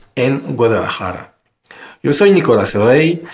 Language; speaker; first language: Spanish; non-native, fluent; French